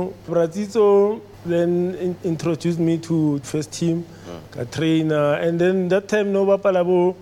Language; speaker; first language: English; non-native, local second language; Southern Sotho